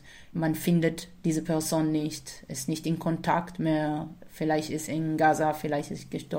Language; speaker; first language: German; non-native, fluent; Hebrew